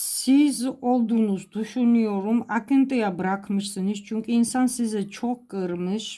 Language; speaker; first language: Turkish; non-native, fluent; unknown